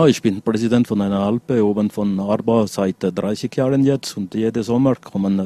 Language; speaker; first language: German; non-native, local second language; French